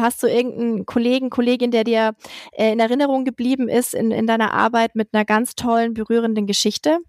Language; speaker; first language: German; native; German